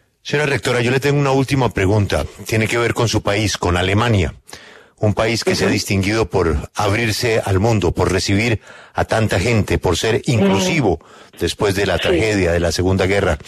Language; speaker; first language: Spanish; native; Spanish